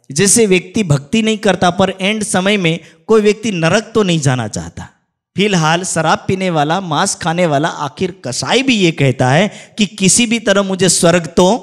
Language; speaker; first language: Hindi; native; Hindi